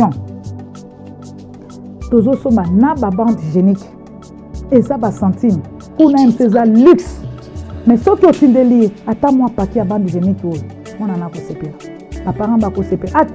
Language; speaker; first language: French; non-native, local second language; Lingala